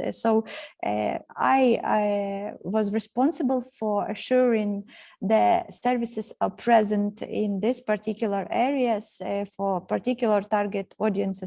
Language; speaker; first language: English; non-native, fluent; Ukrainian